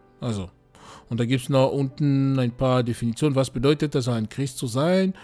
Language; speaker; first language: German; non-native, fluent; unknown